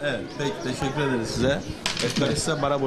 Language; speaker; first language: Turkish; native; Turkish